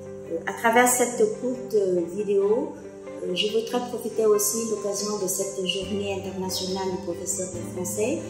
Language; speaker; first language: French; non-native, fluent; Vietnamese